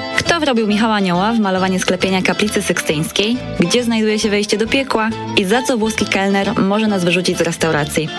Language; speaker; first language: Polish; native; Polish